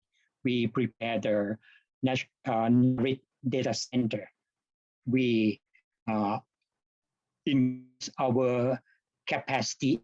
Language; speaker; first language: English; non-native, fluent; Thai